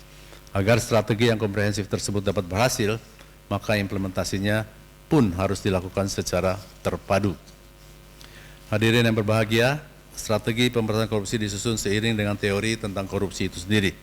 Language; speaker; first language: Indonesian; native; Indonesian